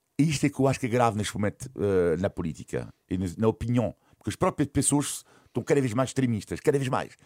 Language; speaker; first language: Portuguese; non-native, fluent; French